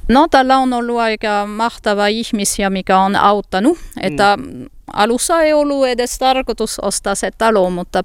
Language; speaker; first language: Finnish; non-native, fluent; French